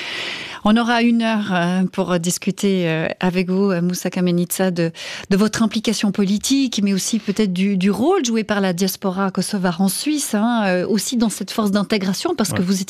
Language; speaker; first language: French; native; French